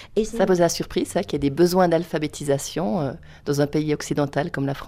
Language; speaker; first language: French; native; French